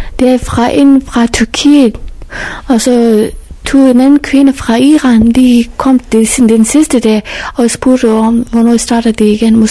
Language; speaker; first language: Danish; non-native, fluent; Persian